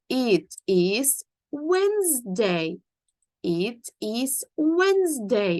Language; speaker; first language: English; non-native, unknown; Ukrainian